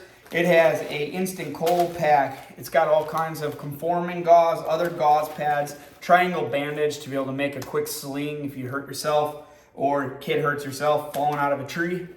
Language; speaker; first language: English; native; English